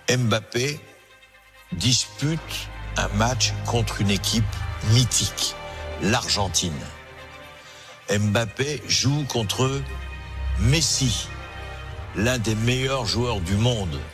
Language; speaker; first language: French; native; French